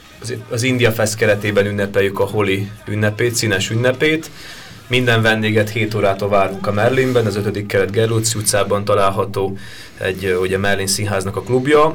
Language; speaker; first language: Hungarian; native; Hungarian